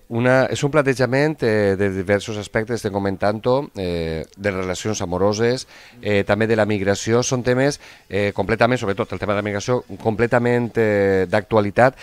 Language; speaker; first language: Catalan; native; Catalan